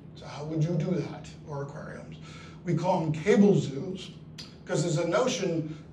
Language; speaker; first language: English; native; English